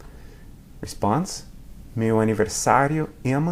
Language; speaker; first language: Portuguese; non-native, fluent; English